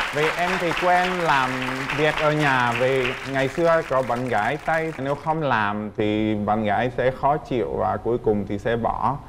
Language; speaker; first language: Vietnamese; non-native, fluent; Czech